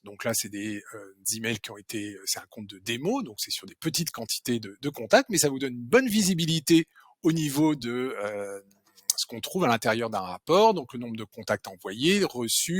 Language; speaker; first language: French; native; French